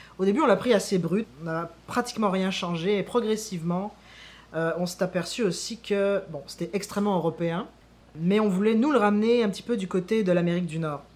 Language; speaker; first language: French; native; French